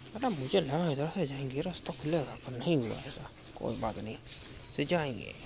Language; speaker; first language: Hindi; native; Hindi